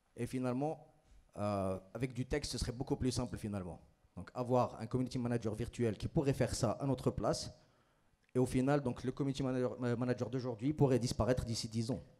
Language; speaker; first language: French; non-native, local second language; Arabic